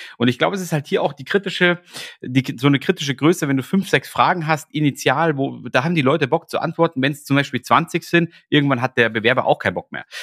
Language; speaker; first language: German; native; German